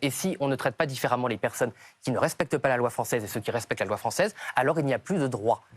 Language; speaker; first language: French; native; French